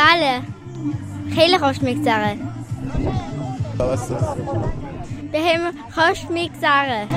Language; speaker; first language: Persian; non-native, learner; German